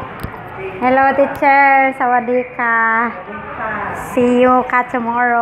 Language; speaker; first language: English; non-native, local second language; Filipino